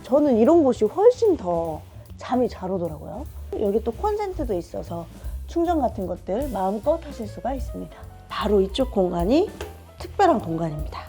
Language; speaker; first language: Korean; native; Korean